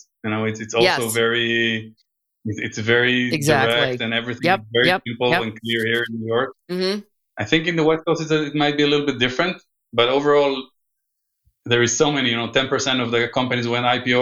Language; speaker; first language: English; non-native, fluent; Hebrew